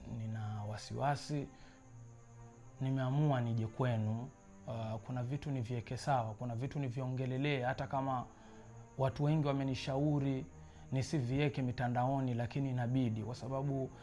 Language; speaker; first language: Swahili; native; Swahili